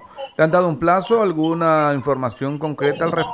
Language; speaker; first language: Spanish; native; Spanish